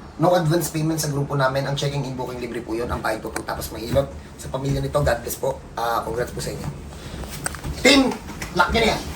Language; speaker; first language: Filipino; native; Filipino